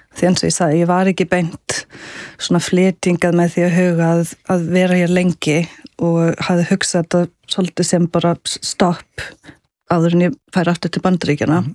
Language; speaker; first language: Icelandic; early bilingual, heritage; Icelandic